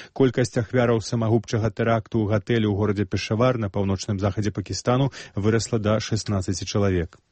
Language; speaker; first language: Belarusian; native; Belarusian